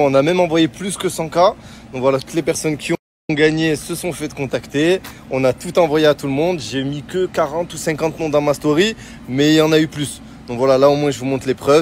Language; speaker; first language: French; native; French